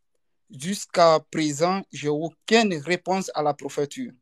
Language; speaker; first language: French; non-native, learner; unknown